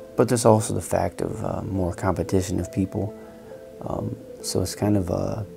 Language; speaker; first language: English; native; English